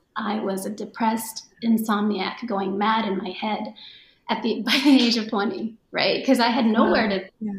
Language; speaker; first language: English; early bilingual, other home language; Japanese